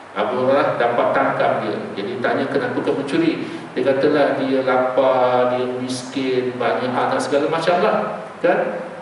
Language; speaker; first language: Malay; native; Malay